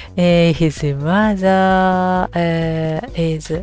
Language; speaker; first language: English; non-native, learner; Japanese